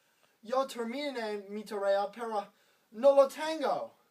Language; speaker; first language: Spanish; non-native, learner; English